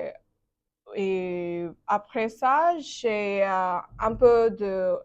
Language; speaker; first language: French; non-native, learner; Bangla